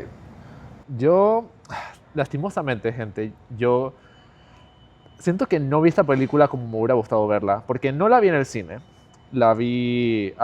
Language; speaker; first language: Spanish; native; Spanish